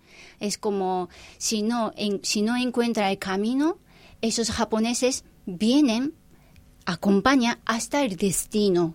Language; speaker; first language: Spanish; non-native, fluent; Japanese